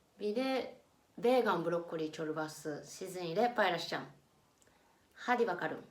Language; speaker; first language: Turkish; non-native, fluent; Japanese